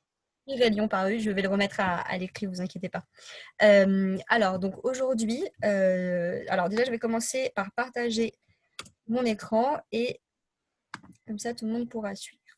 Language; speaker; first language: French; native; French